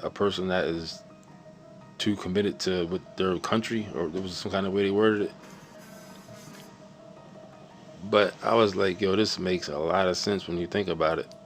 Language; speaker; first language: English; native; English